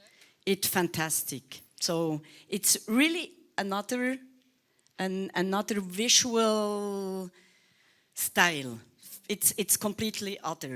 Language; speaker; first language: English; non-native, learner; Swiss German